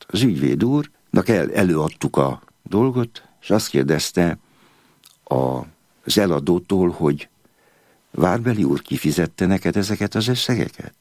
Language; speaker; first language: Hungarian; native; Hungarian